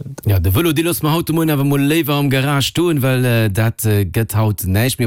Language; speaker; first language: German; non-native, local second language; Luxembourgish